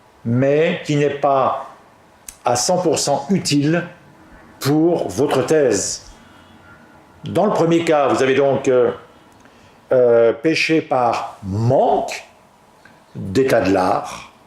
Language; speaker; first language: French; native; French